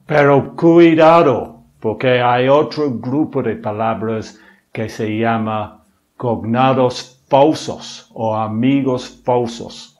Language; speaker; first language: Spanish; non-native, fluent; English